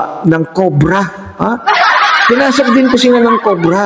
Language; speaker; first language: Filipino; native; Filipino